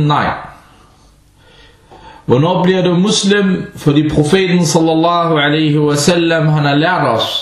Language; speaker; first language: Danish; non-native, fluent; Arabic